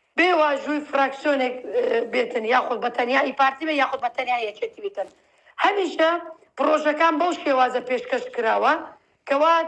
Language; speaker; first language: Central Kurdish; non-native, local second language; Turkish